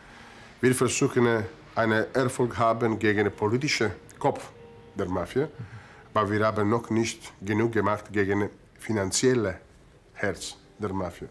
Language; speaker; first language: German; non-native, learner; Italian